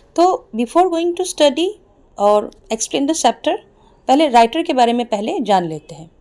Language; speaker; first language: Hindi; non-native, local second language; Assamese